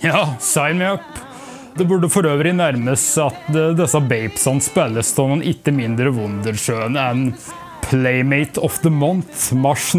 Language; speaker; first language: Norwegian; native; Norwegian